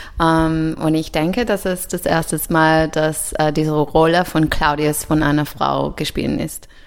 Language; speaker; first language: German; early bilingual, other home language; English